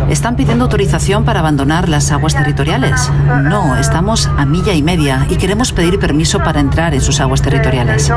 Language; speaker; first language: Spanish; native; Spanish